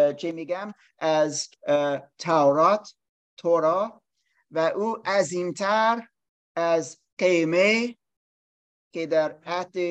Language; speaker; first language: Persian; non-native, learner; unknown